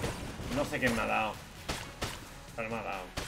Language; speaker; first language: Spanish; native; Spanish